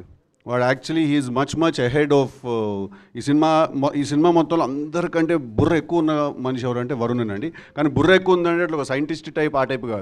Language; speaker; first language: Telugu; native; Telugu